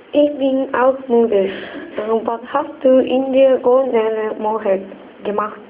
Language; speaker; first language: German; non-native, learner; Japanese